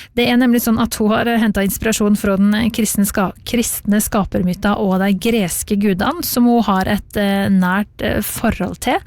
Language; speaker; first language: Norwegian; native; Norwegian